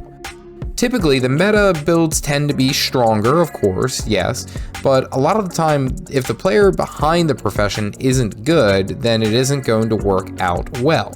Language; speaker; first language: English; native; English